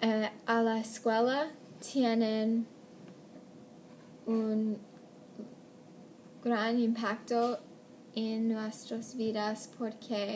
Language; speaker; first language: Spanish; non-native, learner; English